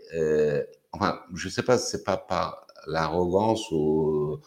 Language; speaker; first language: French; non-native, fluent; Persian